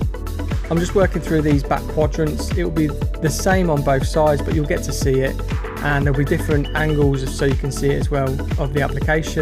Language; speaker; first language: English; native; English